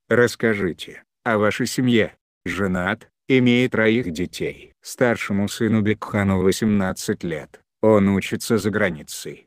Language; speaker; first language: Russian; non-native, local second language; Chechen